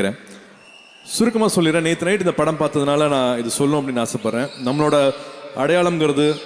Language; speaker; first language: Tamil; native; Tamil